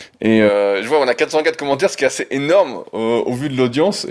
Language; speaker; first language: French; native; French